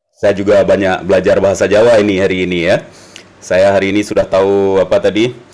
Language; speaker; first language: Indonesian; native; Indonesian